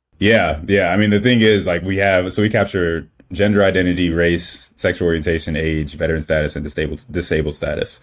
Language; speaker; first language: English; early bilingual, other home language; Igbo